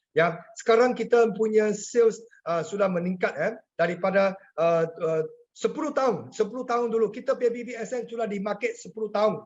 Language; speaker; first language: Malay; non-native, local second language; Chinese